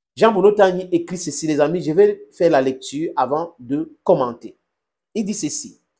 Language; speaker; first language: French; non-native, local second language; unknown